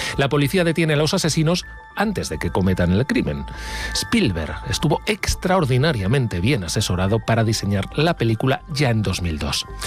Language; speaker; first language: Spanish; native; Spanish